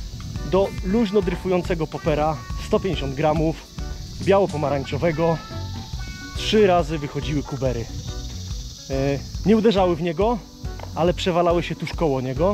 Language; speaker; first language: Polish; native; Polish